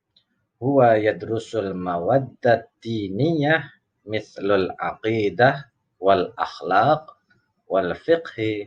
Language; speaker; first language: Arabic; non-native, fluent; Indonesian